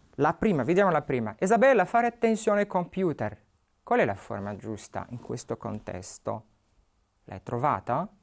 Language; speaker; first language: Italian; non-native, fluent; Arabic